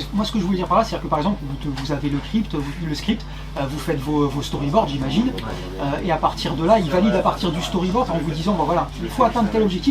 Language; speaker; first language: French; native; French